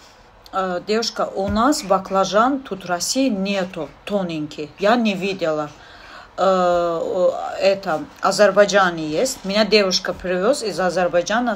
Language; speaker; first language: Russian; non-native, fluent; Azerbaijani